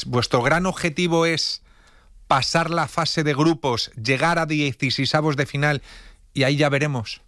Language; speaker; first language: Spanish; native; Spanish